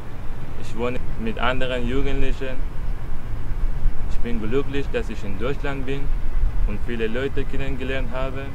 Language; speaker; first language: German; non-native, learner; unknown